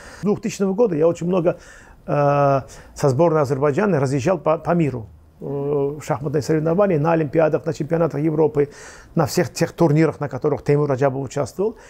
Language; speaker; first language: Russian; non-native, local second language; Azerbaijani